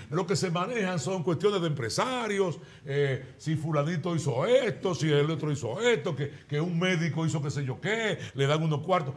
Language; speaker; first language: Spanish; native; Spanish